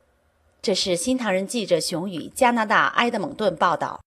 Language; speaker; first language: Chinese; native; Chinese